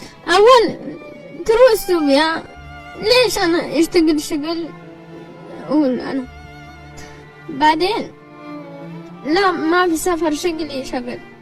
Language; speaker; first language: Arabic; non-native, learner; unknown